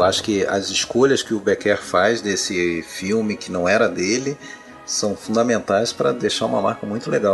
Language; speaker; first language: Portuguese; native; Portuguese